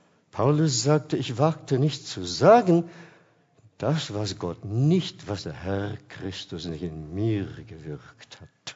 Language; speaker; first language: German; non-native, fluent; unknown